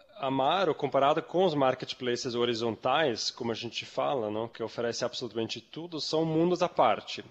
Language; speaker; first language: Portuguese; non-native, fluent; German